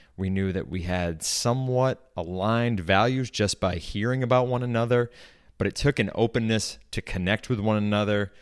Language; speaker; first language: English; native; English